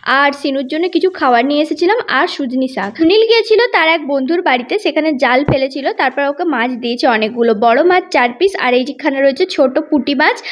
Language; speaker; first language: Bangla; non-native, local second language; Santali